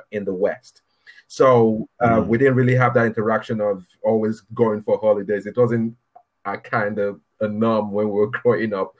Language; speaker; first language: English; non-native, local second language; Yoruba